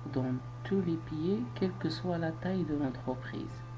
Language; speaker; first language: French; non-native, local second language; Arabic